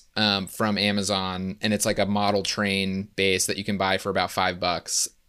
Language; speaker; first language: English; native; English